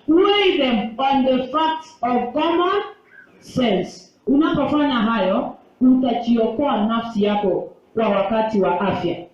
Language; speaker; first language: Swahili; non-native, local second language; Gusii